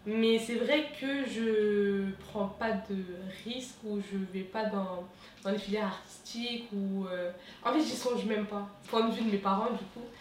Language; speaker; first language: French; early bilingual, other home language; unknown